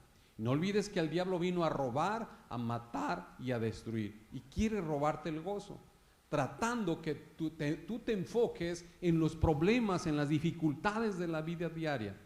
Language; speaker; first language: Spanish; native; Spanish